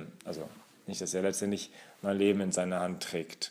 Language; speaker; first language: German; native; German